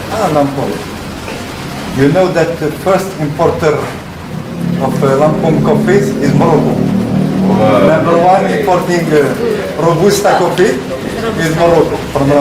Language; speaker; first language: English; non-native, fluent; Arabic